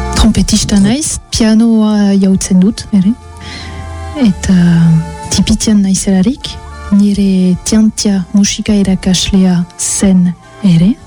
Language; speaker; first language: Basque; non-native, local second language; French